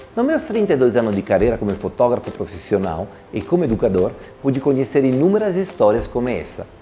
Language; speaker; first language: Portuguese; non-native, fluent; Italian